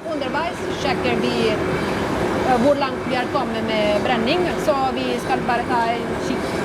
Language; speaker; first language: Norwegian; non-native, fluent; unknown